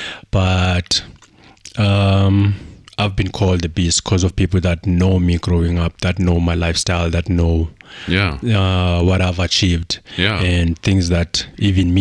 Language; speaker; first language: English; non-native, local second language; Xhosa